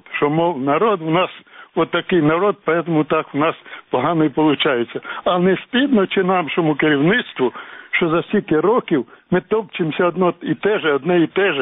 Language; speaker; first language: Ukrainian; native; Ukrainian